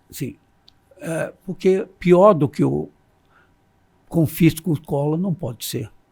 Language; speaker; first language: Portuguese; non-native, fluent; Chinese